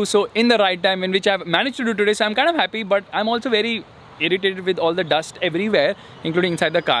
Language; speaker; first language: English; non-native, local second language; Hindi